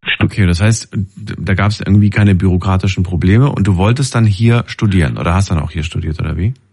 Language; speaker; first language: German; native; German